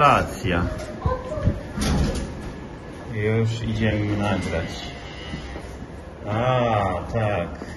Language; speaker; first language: Polish; native; Polish